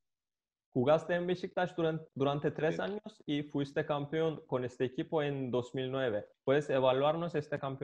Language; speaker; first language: Spanish; non-native, fluent; Turkish